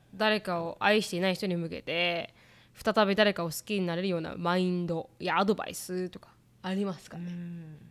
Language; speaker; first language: Japanese; native; Japanese